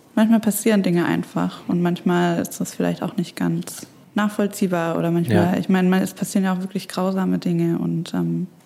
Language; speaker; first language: German; native; German